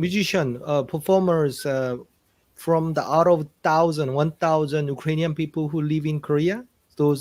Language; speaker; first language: English; non-native, fluent; Korean